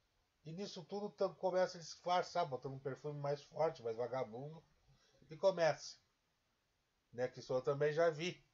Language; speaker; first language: Portuguese; native; Portuguese